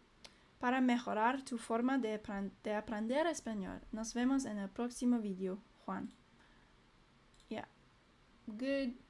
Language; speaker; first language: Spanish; non-native, learner; English